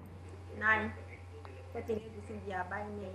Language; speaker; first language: Greek; non-native, learner; Italian